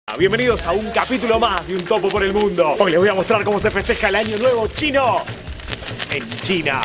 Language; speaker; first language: Spanish; native; Spanish